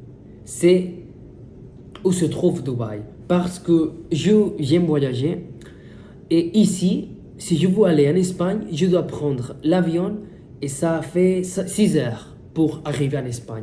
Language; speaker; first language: French; non-native, fluent; Spanish